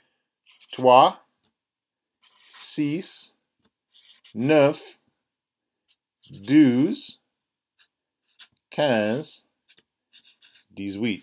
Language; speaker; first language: French; non-native, fluent; English